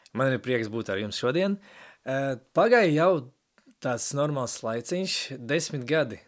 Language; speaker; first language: Latvian; non-native, local second language; Russian